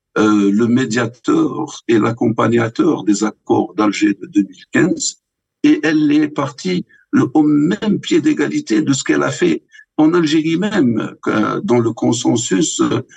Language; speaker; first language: French; non-native, local second language; Arabic